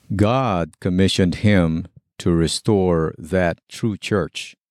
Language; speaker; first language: English; non-native, local second language; Pampanga